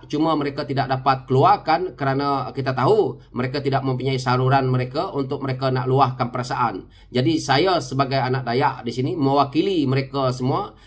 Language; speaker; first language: Malay; non-native, local second language; Iban